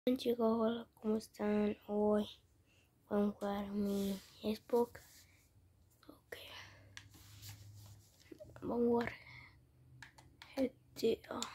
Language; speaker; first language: Spanish; early bilingual, heritage; Spanish